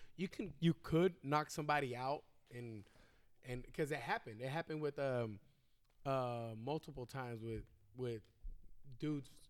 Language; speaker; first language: English; native; English